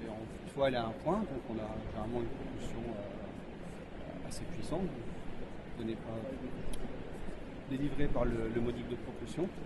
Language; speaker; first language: French; native; French